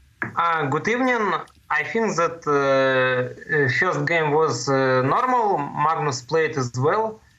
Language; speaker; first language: English; non-native, learner; Russian